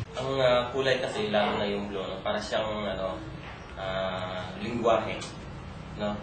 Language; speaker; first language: Filipino; native; Filipino